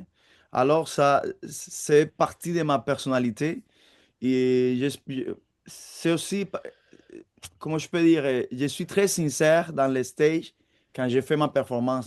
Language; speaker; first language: French; non-native, fluent; Spanish